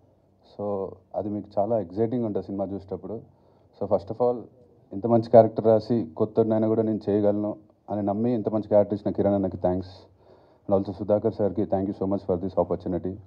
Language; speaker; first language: Telugu; native; Telugu